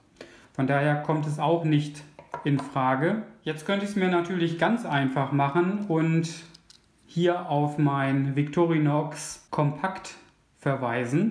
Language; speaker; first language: German; native; German